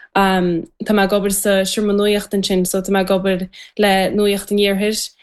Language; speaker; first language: Irish; native; Irish